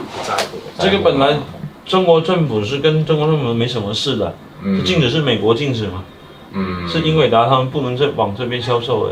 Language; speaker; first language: Chinese; native; Chinese